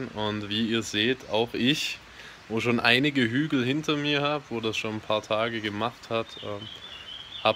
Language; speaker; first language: German; native; German